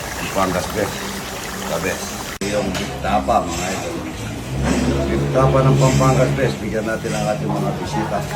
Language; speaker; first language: Filipino; non-native, local second language; Pampanga